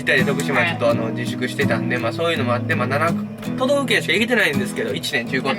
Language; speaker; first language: Japanese; native; Japanese